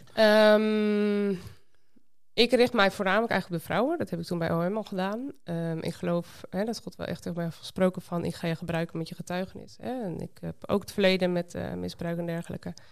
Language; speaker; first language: Dutch; native; Dutch